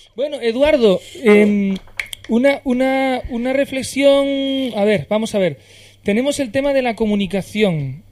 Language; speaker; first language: Spanish; native; Spanish